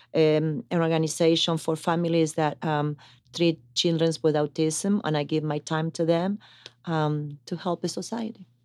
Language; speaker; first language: English; non-native, fluent; Italian